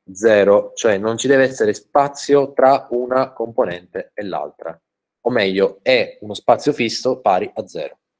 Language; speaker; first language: Italian; native; Italian